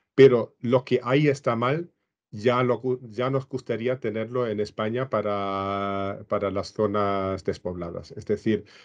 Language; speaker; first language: Spanish; non-native, fluent; German